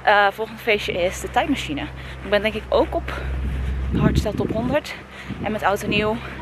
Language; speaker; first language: Dutch; native; Dutch